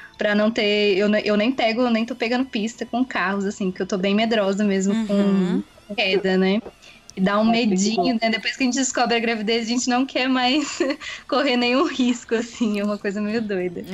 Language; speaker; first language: Portuguese; native; Portuguese